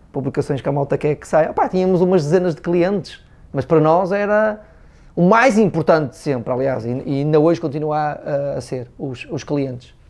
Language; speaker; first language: Portuguese; native; Portuguese